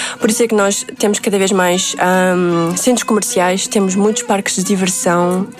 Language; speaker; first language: Portuguese; early bilingual, other home language; Uzbek